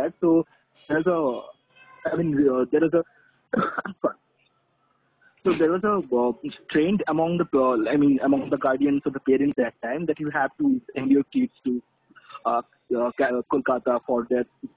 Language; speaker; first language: English; non-native, local second language; Bangla